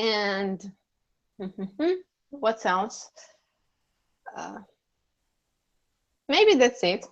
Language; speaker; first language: English; non-native, learner; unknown